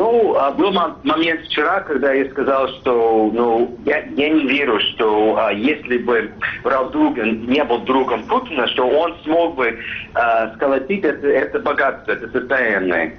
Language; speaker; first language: Russian; non-native, fluent; English